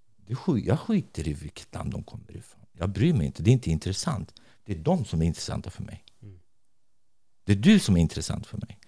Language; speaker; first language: Swedish; non-native, fluent; Kurdish